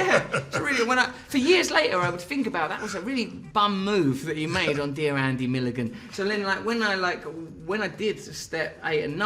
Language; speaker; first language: English; native; English